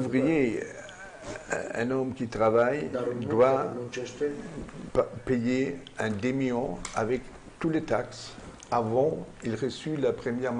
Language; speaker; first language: French; non-native, learner; German